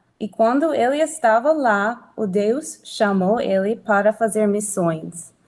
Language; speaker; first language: Portuguese; non-native, learner; English